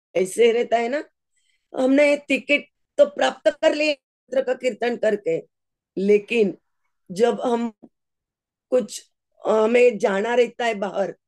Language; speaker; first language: Hindi; non-native, local second language; Marathi